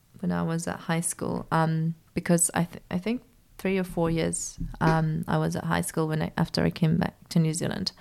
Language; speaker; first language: English; early bilingual, other home language; Persian